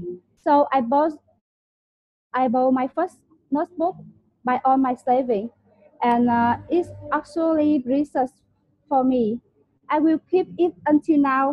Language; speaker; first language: English; non-native, learner; Vietnamese